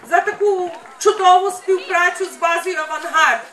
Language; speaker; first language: Ukrainian; early bilingual, heritage; Ukrainian